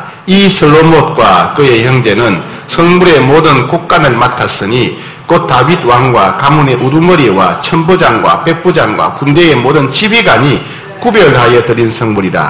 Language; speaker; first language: Korean; native; Korean